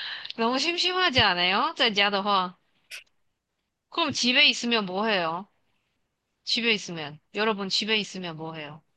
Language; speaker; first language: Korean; non-native, fluent; Chinese